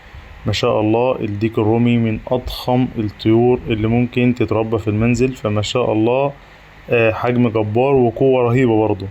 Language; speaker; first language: Arabic; native; Arabic